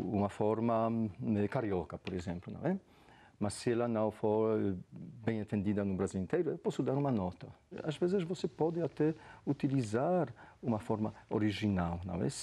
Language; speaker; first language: Portuguese; non-native, fluent; Polish